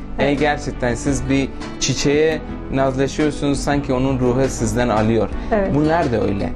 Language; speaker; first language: Turkish; non-native, local second language; Persian